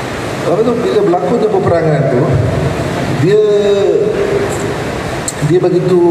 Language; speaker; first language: Malay; native; Malay